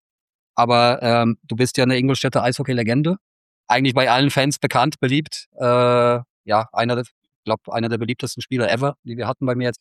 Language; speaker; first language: German; native; German